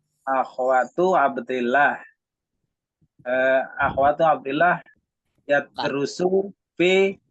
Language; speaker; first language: Arabic; non-native, learner; Indonesian